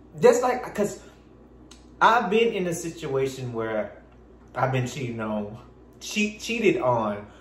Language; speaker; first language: English; native; English